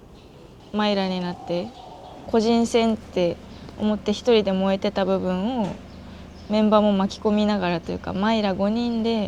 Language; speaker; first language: Japanese; native; Japanese